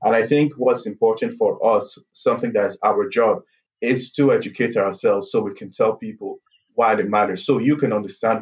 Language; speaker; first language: English; native; English